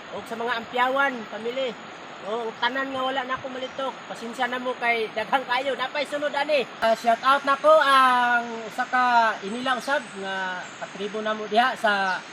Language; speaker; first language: Cebuano; non-native, local second language; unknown